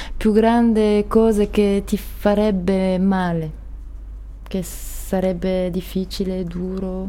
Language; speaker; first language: Italian; non-native, learner; French